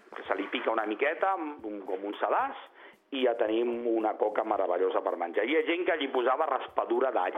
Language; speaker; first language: Catalan; native; Catalan